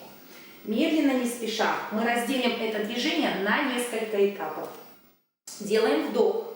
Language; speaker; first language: Russian; native; Russian